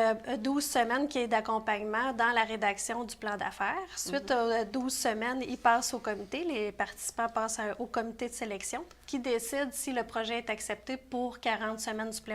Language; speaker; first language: French; native; French